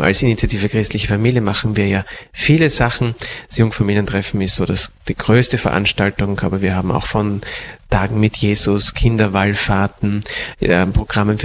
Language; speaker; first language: German; native; German